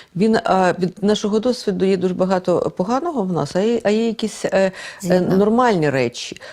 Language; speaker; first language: Ukrainian; non-native, local second language; Russian